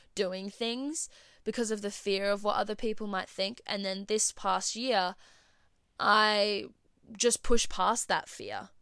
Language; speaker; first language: English; native; English